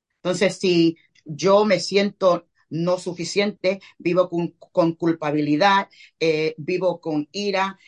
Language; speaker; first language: Spanish; early bilingual, heritage; Spanish